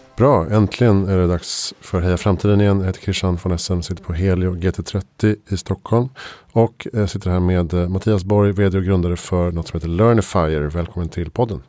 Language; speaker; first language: Swedish; native; Swedish